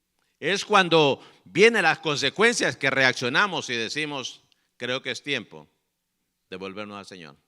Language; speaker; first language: Spanish; native; Spanish